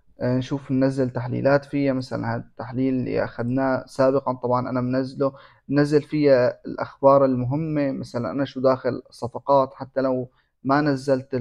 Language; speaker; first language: Arabic; native; Arabic